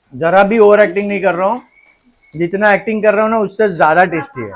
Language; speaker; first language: Hindi; non-native, local second language; Marathi